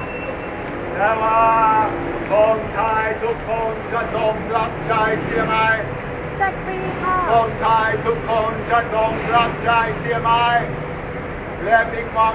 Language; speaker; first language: Thai; non-native, learner; English